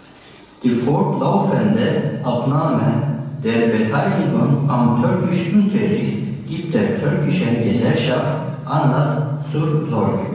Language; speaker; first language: German; non-native, learner; Turkish